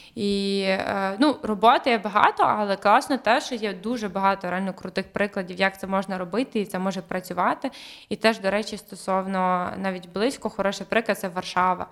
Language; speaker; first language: Ukrainian; native; Ukrainian